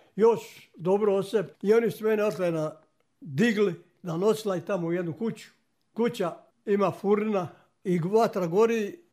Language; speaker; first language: Serbian; native; Serbian